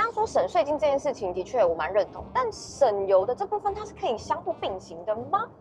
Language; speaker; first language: Chinese; native; Chinese